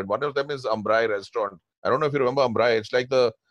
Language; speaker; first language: English; non-native, local second language; Hindi